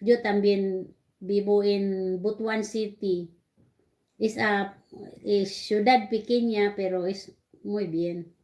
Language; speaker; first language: Spanish; non-native, learner; Cebuano